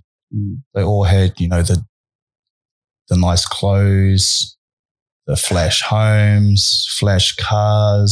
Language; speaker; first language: English; native; English